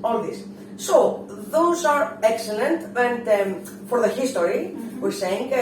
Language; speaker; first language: English; non-native, fluent; Greek